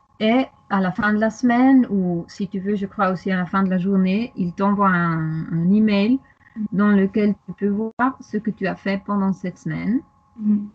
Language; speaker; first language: French; non-native, fluent; German